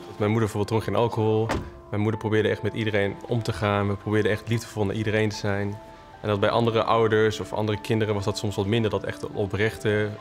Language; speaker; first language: Dutch; native; Dutch